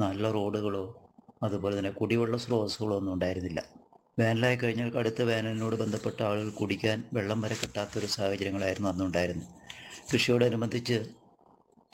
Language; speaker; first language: Malayalam; native; Malayalam